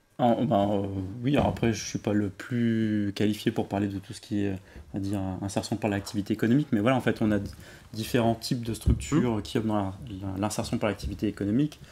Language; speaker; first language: French; native; French